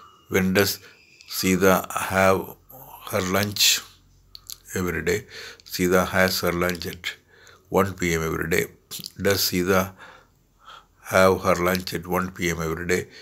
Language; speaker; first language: English; non-native, local second language; Malayalam